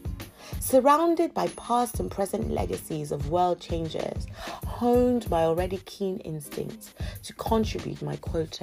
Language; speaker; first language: English; non-native, local second language; Yoruba